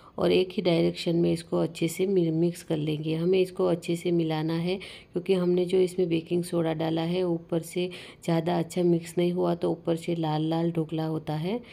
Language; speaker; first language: Hindi; non-native, local second language; Gujarati